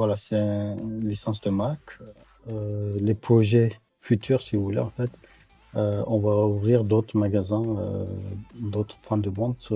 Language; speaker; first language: French; non-native, fluent; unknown